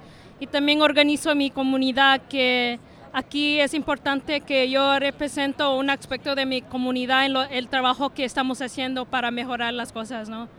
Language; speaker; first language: Spanish; early bilingual, heritage; Spanish